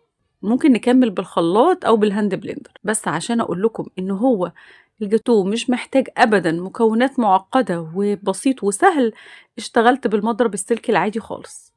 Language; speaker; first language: Arabic; native; Arabic